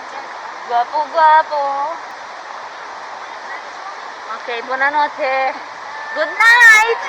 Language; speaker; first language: Italian; non-native, learner; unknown